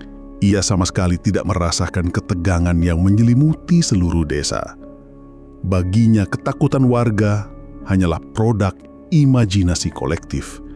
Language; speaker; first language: Indonesian; native; Indonesian